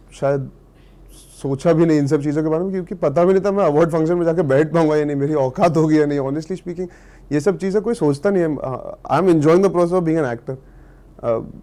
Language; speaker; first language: Hindi; native; Hindi